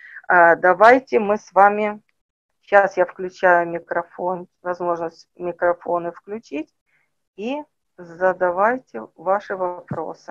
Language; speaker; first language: Russian; native; Russian